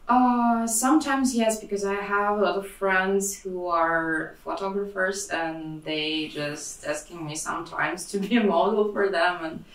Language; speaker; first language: English; non-native, fluent; Russian